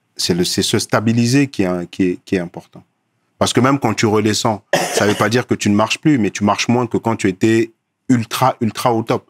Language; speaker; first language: French; early bilingual, other home language; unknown